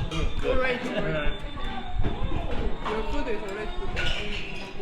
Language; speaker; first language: English; non-native, learner; Korean